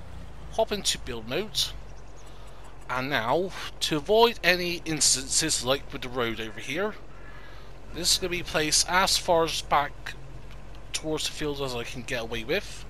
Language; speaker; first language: English; native; English